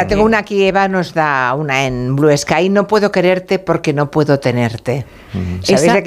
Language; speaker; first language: Spanish; native; Spanish